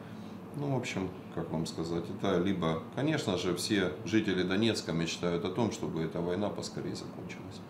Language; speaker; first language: Russian; native; Russian